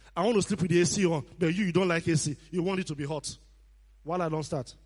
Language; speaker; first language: English; non-native, local second language; Nigerian Pidgin